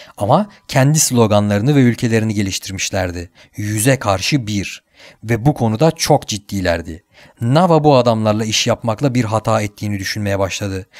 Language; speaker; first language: Turkish; native; Turkish